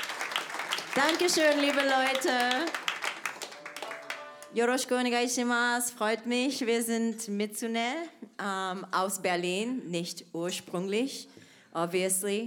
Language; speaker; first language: German; non-native, fluent; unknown